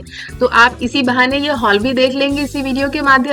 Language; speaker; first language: Hindi; native; Hindi